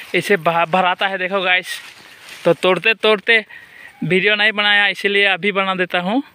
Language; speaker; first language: Hindi; non-native, local second language; Assamese